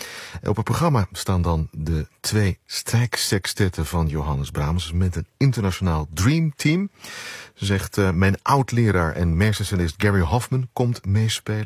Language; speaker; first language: Dutch; native; Dutch